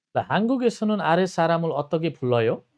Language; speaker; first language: Korean; non-native, fluent; Nepali